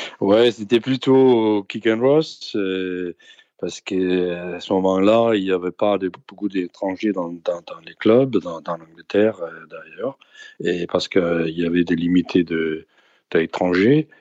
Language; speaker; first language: French; non-native, fluent; Danish